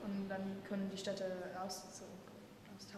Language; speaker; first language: German; non-native, fluent; English